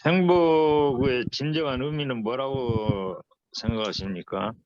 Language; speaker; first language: Korean; native; Korean